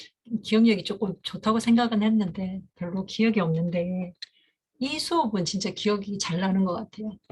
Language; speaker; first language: Korean; native; Korean